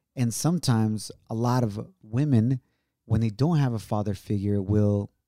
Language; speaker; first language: English; early bilingual, other home language; Spanish